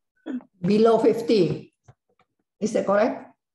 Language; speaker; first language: English; non-native, learner; Indonesian